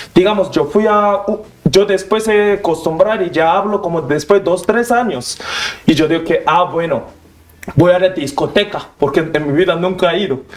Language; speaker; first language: Spanish; non-native, learner; Korean